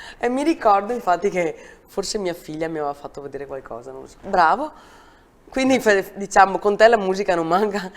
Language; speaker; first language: Italian; native; Italian